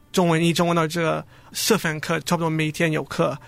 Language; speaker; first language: Chinese; non-native, fluent; English